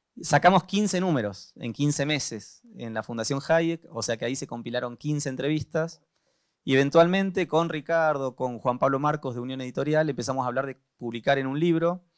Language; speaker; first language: Spanish; native; Spanish